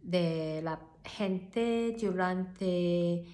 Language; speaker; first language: Spanish; non-native, learner; Cantonese